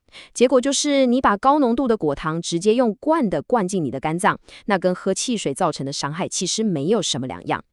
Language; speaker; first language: Chinese; native; Chinese